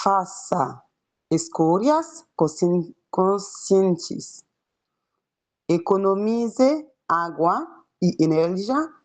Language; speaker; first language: Portuguese; non-native, learner; Haitian Creole